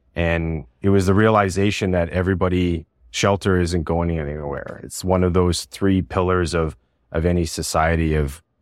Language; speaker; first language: English; native; English